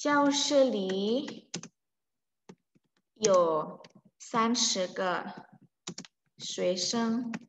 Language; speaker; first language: Chinese; non-native, fluent; Indonesian